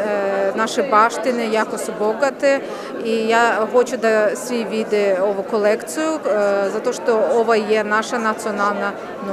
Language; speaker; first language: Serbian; non-native, fluent; Azerbaijani